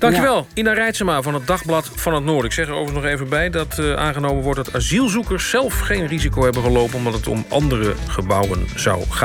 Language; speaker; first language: Dutch; native; Dutch